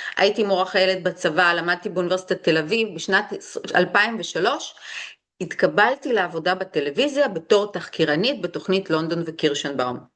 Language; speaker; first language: Hebrew; early bilingual, other home language; Russian